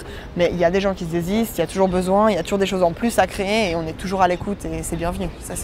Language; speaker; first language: French; native; French